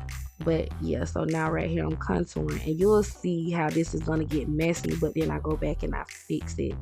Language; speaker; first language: English; native; English